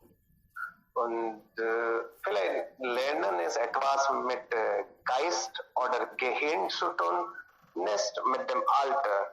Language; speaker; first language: German; non-native, learner; Hindi